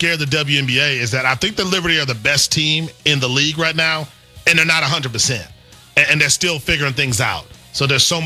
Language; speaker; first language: English; native; English